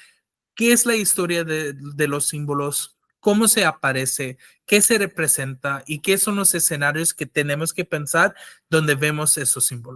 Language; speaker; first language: Spanish; non-native, fluent; English